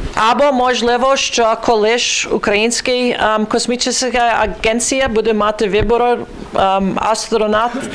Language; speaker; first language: Ukrainian; early bilingual, other home language; English